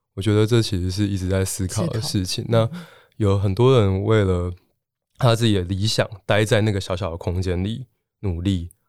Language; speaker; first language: Chinese; native; Chinese